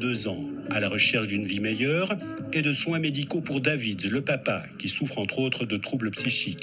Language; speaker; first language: French; native; French